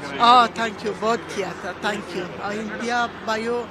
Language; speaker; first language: Hindi; non-native, learner; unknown